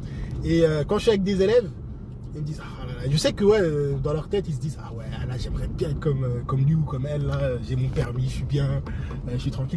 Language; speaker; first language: French; native; French